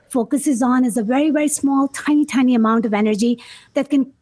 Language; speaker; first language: English; non-native, local second language; Urdu